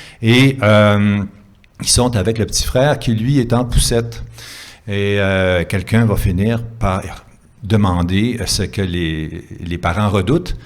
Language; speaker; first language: French; native; French